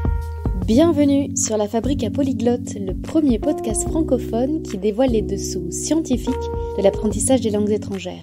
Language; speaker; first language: French; native; French